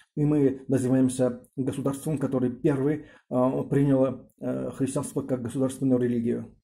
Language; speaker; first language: Russian; non-native, local second language; Armenian